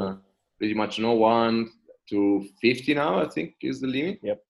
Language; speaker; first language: English; non-native, fluent; Italian